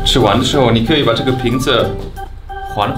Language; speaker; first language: Chinese; non-native, fluent; German